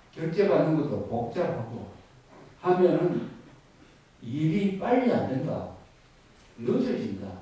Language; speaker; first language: Korean; native; Korean